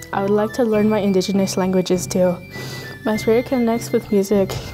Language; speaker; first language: English; native; English